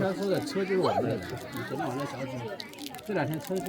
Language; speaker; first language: Chinese; native; Chinese